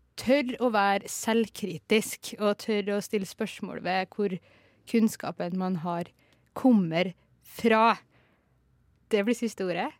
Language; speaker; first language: Norwegian; native; Norwegian